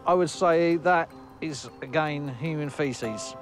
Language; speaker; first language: English; native; English